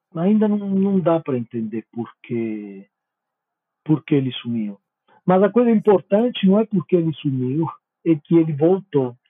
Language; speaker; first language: Portuguese; non-native, fluent; Italian